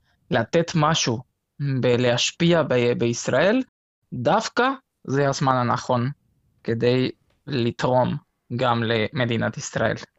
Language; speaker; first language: Hebrew; non-native, fluent; Spanish